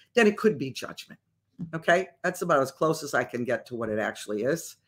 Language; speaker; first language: English; native; English